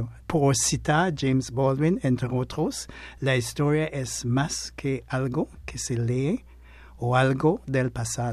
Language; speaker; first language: Spanish; non-native, fluent; English